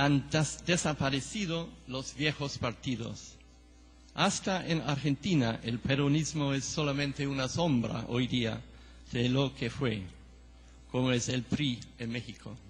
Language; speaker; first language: Spanish; non-native, fluent; English